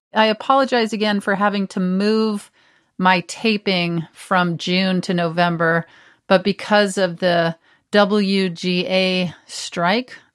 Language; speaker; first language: English; native; English